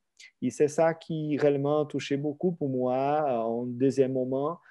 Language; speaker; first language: French; non-native, fluent; Portuguese